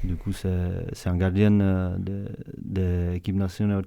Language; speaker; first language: French; non-native, fluent; Czech